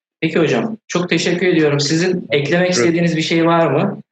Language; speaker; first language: Turkish; native; Turkish